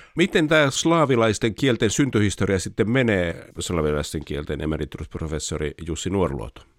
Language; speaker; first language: Finnish; native; Finnish